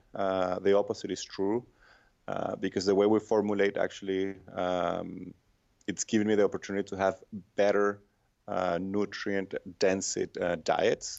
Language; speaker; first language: English; non-native, fluent; Spanish